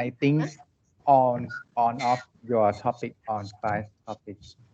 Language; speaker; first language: English; non-native, learner; Thai